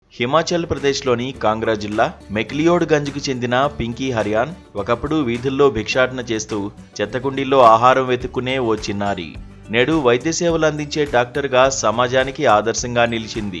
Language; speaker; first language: Telugu; native; Telugu